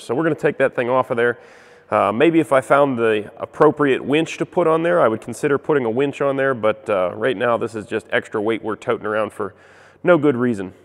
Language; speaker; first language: English; native; English